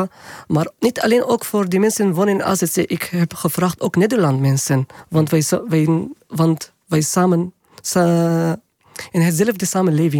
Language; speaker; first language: Dutch; non-native, learner; Arabic